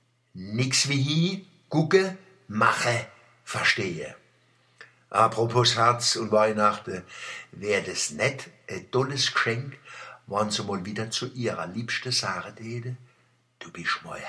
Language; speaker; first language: German; native; German